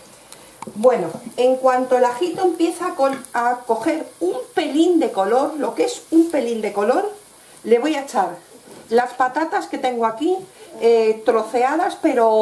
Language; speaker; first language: Spanish; native; Spanish